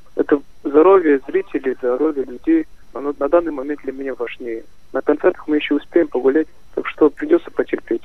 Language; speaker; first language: Russian; non-native, local second language; Kazakh